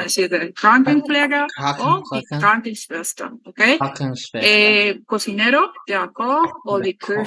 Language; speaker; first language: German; non-native, learner; Spanish